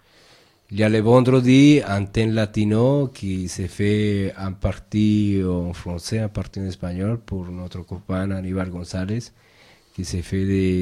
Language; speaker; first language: French; non-native, fluent; Spanish